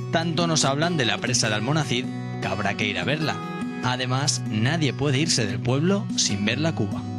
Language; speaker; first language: Spanish; native; Spanish